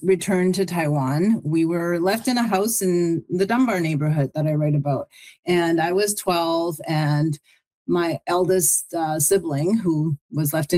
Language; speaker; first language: English; native; English